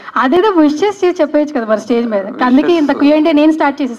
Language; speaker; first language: Telugu; native; Telugu